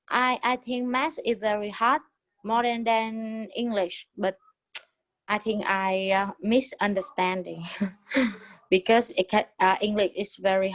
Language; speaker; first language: English; non-native, learner; Vietnamese